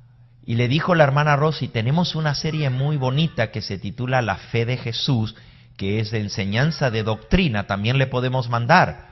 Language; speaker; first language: Spanish; native; Spanish